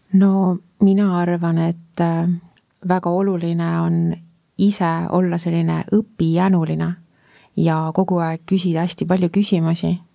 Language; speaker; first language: Estonian; native; Estonian